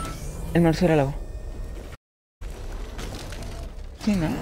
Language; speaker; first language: Spanish; native; Spanish